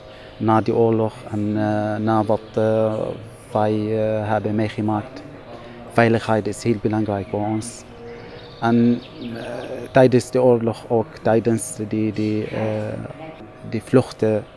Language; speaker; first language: Dutch; non-native, fluent; Arabic